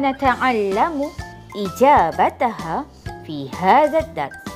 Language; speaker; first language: Arabic; non-native, fluent; Malay